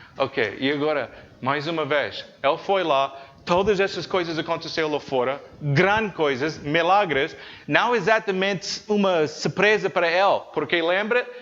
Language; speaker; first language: Portuguese; non-native, learner; English